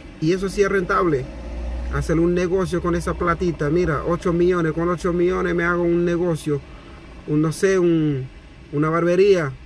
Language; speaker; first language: Spanish; non-native, fluent; Haitian Creole